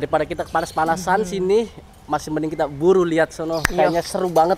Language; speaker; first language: Indonesian; native; Indonesian